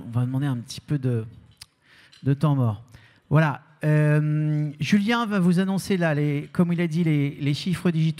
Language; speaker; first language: French; native; French